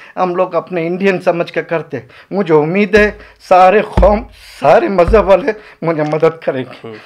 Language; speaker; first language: Hindi; non-native, local second language; Urdu